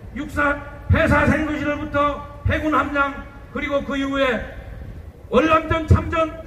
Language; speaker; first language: Korean; native; Korean